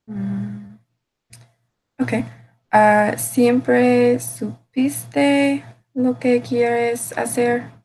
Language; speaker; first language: Spanish; non-native, learner; English